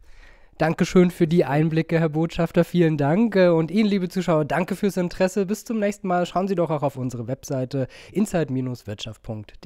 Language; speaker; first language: German; native; German